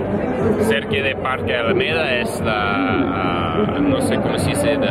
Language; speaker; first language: Spanish; non-native, learner; English